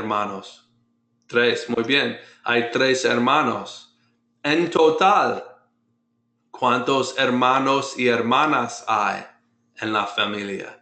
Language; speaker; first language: Spanish; non-native, fluent; English